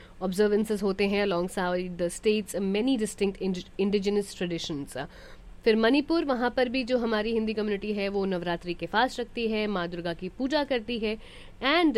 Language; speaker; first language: Hindi; native; Hindi